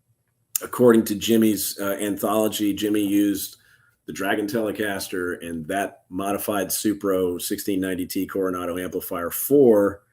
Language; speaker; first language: English; native; English